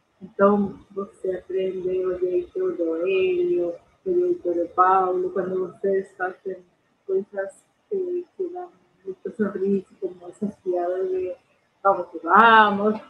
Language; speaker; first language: Portuguese; non-native, learner; Spanish